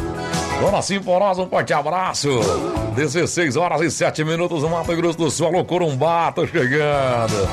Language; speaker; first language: Portuguese; native; Portuguese